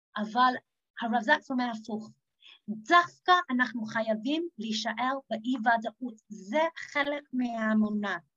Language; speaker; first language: Hebrew; non-native, fluent; English